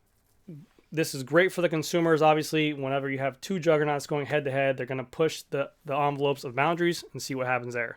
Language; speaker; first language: English; native; English